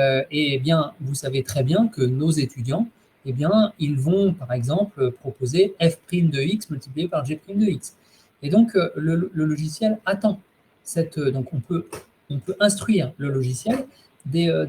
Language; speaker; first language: French; native; French